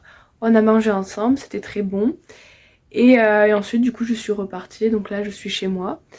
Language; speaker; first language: French; native; French